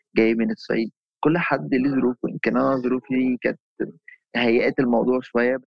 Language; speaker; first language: Arabic; native; Arabic